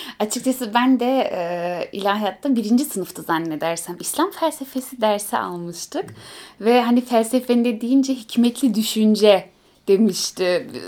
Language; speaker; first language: Turkish; early bilingual, heritage; Turkish